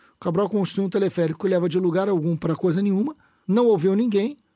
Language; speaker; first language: Portuguese; native; Portuguese